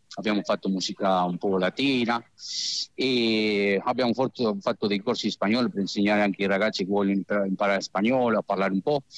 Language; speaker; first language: Italian; non-native, fluent; Spanish